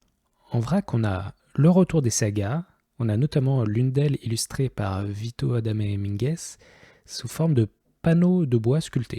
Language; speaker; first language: French; native; French